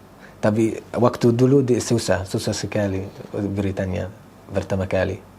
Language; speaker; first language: Indonesian; non-native, fluent; Arabic